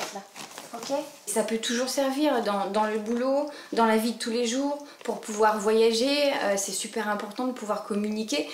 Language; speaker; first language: French; native; French